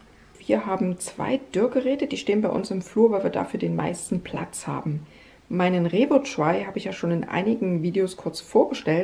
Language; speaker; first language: German; native; German